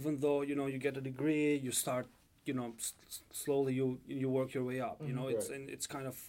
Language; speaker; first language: English; non-native, fluent; Albanian